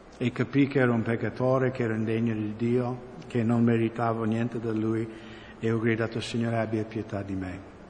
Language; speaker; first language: Italian; non-native, fluent; English